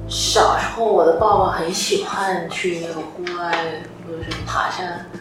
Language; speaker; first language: Chinese; non-native, learner; Korean